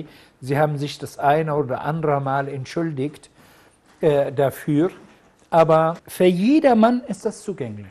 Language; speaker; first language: German; non-native, fluent; Arabic